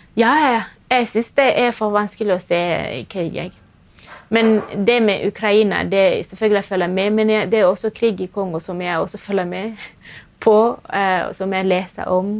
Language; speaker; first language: Norwegian; non-native, fluent; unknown